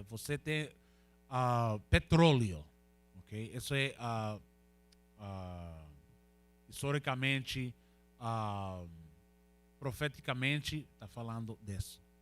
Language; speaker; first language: Portuguese; non-native, learner; Spanish